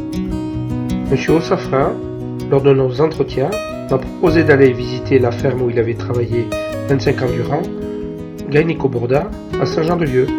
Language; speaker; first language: French; native; French